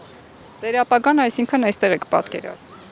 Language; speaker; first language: Armenian; native; Armenian